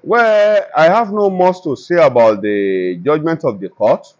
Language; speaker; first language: English; non-native, local second language; Yoruba